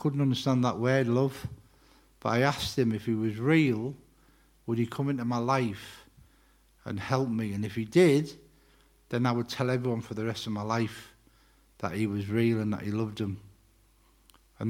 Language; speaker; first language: English; native; English